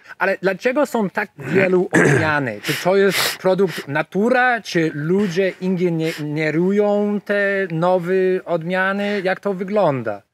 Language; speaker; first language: Polish; non-native, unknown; English